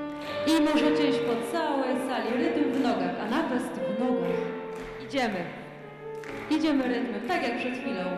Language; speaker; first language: Polish; native; Polish